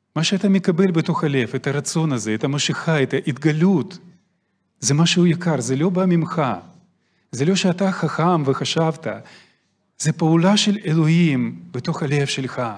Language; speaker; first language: Hebrew; non-native, fluent; Russian